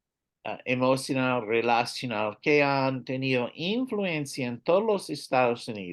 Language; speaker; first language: Spanish; non-native, learner; English